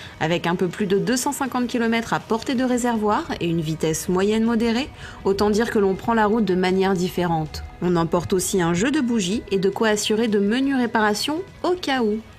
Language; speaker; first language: French; native; French